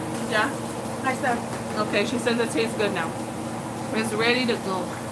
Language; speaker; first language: English; native; English